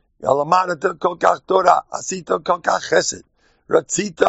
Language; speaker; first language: Hebrew; non-native, fluent; English